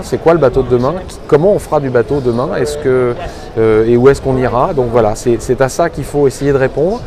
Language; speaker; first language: French; native; French